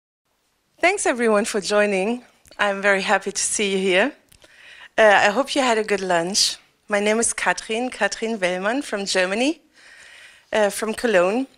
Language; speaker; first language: English; non-native, fluent; German